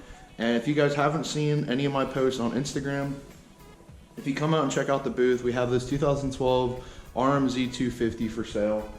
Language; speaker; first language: English; native; English